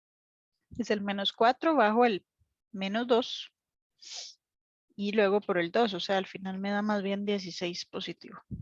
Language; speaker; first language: Spanish; native; Spanish